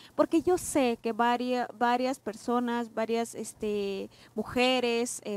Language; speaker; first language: Spanish; non-native, local second language; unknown